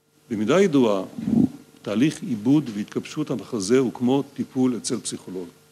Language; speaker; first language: Hebrew; native; Hebrew